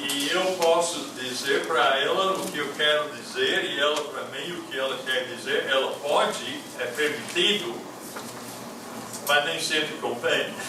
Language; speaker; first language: Portuguese; non-native, fluent; English